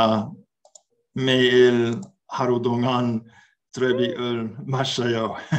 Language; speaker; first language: Korean; non-native, learner; English